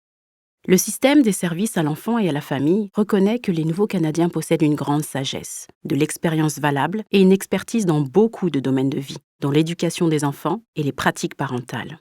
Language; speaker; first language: French; native; French